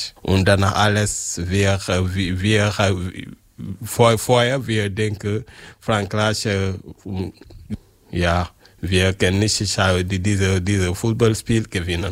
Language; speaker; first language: German; non-native, learner; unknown